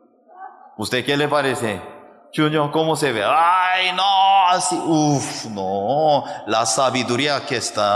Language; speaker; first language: Spanish; non-native, fluent; Korean